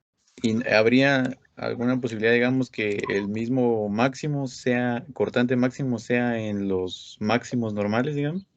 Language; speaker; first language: Spanish; native; Spanish